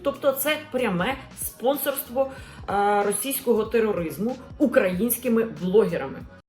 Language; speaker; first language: Ukrainian; non-native, local second language; Russian